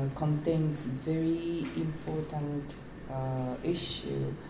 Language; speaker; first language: English; non-native, fluent; Japanese